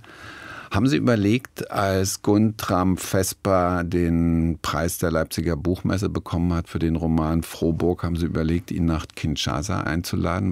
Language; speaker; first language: German; native; German